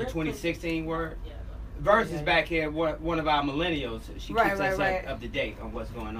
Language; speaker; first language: English; native; English